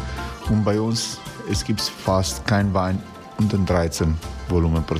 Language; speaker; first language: German; non-native, learner; Croatian